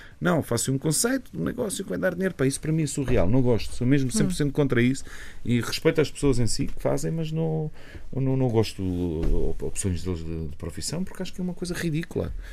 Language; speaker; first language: Portuguese; non-native, fluent; Bosnian